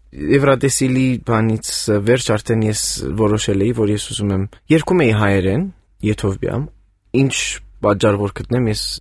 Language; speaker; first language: Armenian; early bilingual, heritage; Armenian